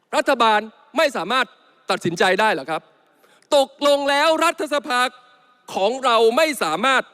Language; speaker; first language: Thai; native; Thai